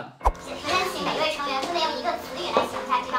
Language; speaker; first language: Chinese; native; Chinese